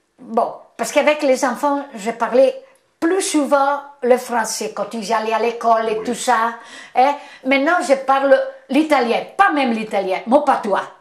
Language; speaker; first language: French; non-native, fluent; Italian